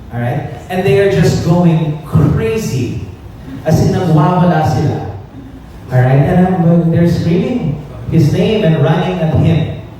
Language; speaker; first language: English; native; English